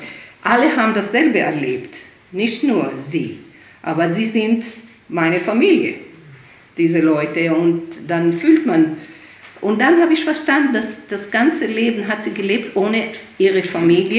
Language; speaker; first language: German; early bilingual, heritage; German